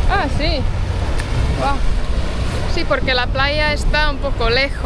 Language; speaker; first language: Spanish; non-native, fluent; Estonian